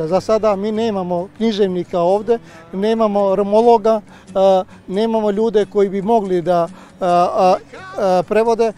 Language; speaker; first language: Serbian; non-native, local second language; Albanian